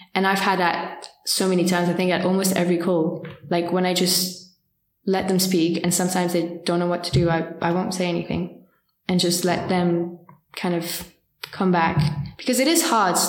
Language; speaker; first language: English; early bilingual, heritage; French